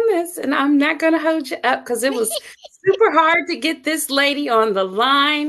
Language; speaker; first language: English; native; English